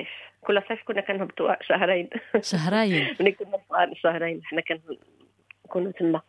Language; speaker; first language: Arabic; early bilingual, heritage; Arabic